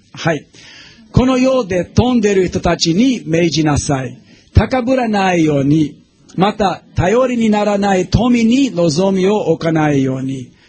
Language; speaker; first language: Japanese; non-native, fluent; English